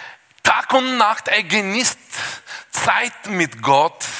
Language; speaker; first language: German; non-native, fluent; Bulgarian